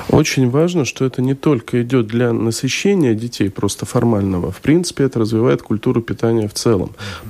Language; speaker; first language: Russian; native; Russian